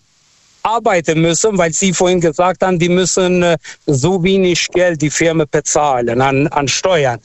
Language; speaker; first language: German; non-native, fluent; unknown